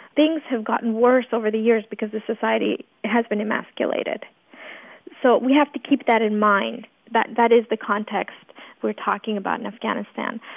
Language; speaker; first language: English; early bilingual, other home language; Persian